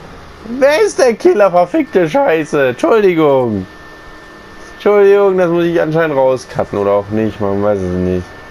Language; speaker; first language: German; native; German